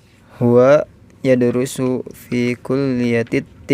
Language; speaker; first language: Arabic; non-native, learner; Indonesian